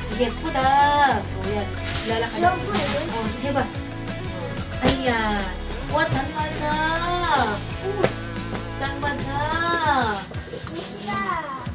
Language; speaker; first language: Korean; non-native, learner; Filipino